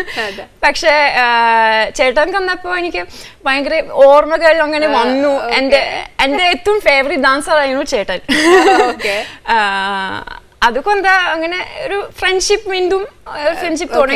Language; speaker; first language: Malayalam; non-native, fluent; French